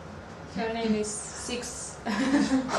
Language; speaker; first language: English; non-native, learner; Russian